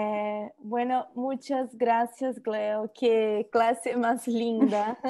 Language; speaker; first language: Spanish; non-native, learner; Portuguese